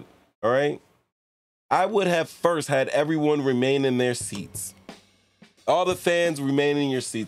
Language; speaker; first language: English; native; English